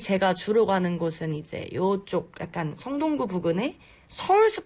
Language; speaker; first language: Korean; native; Korean